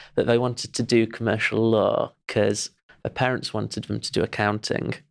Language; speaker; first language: English; native; English